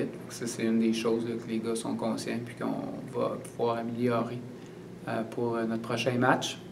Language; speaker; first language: French; native; French